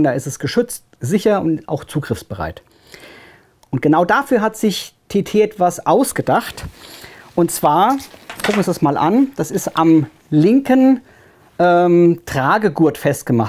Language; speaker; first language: German; native; German